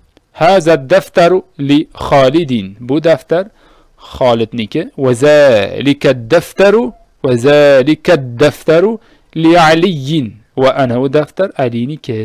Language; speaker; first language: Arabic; non-native, fluent; Uzbek